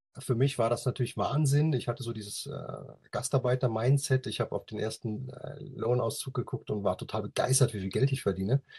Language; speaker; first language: German; native; German